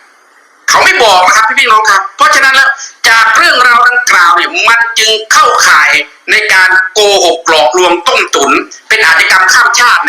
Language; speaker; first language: Thai; native; Thai